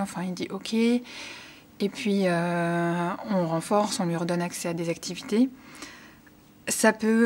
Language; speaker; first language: French; native; French